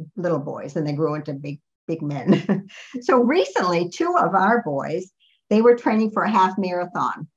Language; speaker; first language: English; native; English